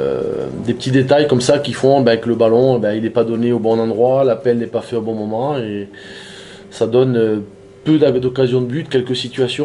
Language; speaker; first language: French; native; French